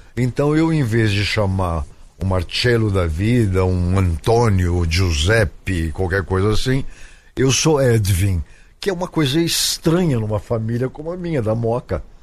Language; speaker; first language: Portuguese; native; Portuguese